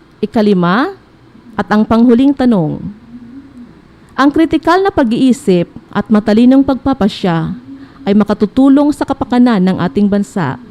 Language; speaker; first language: Filipino; non-native, local second language; Bikol